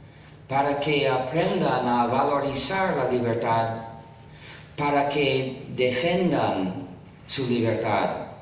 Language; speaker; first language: Spanish; non-native, fluent; English